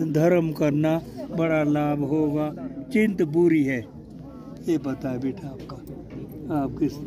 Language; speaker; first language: Hindi; native; Hindi